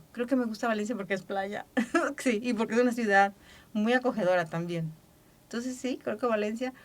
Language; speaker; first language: Spanish; native; Spanish